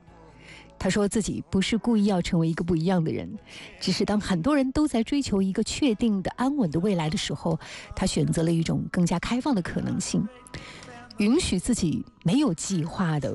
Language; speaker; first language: Chinese; native; Chinese